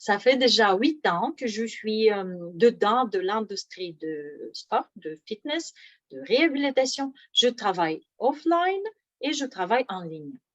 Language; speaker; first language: French; non-native, fluent; Russian